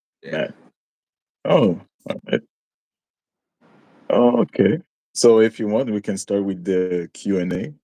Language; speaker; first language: English; non-native, local second language; French